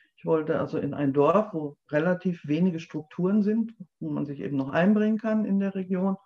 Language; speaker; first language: German; native; German